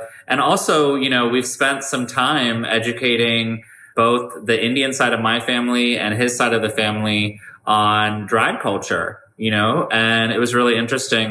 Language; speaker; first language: English; native; English